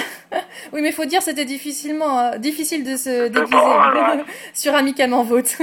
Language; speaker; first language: French; native; French